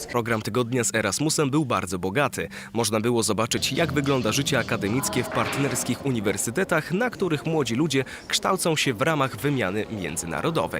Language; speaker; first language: Polish; native; Polish